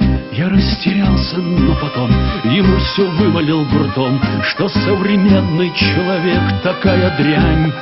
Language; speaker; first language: Russian; native; Russian